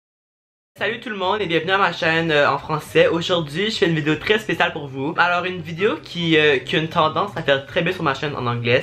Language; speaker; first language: French; native; French